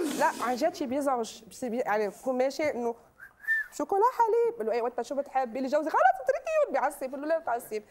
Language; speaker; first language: Arabic; native; Arabic